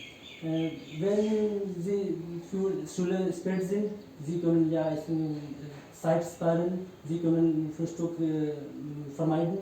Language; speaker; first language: German; non-native, learner; Hindi